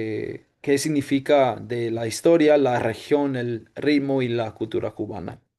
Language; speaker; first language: Spanish; non-native, fluent; English